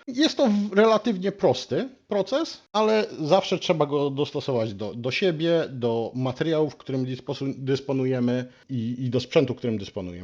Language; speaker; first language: Polish; native; Polish